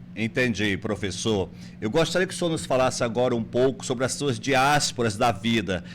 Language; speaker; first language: Portuguese; native; Portuguese